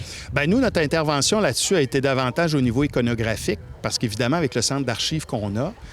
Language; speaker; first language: French; native; French